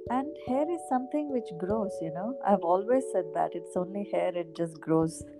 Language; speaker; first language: English; non-native, local second language; Kannada